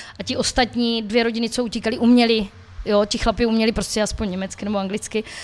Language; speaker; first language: Czech; native; Czech